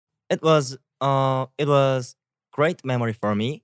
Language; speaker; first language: English; non-native, learner; Korean